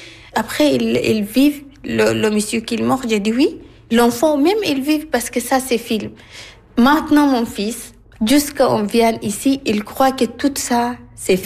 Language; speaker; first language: French; non-native, learner; Arabic